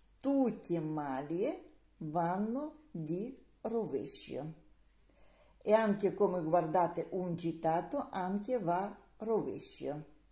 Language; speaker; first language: Italian; non-native, learner; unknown